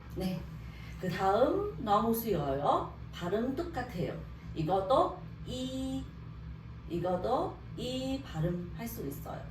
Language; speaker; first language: Korean; non-native, learner; Vietnamese